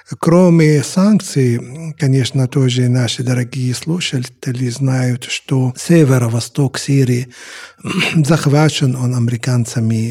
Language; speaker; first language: Russian; non-native, fluent; Arabic